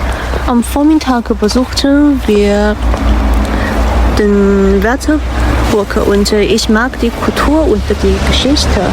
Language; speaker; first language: German; non-native, learner; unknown